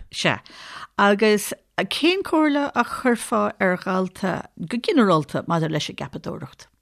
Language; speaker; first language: Irish; native; Irish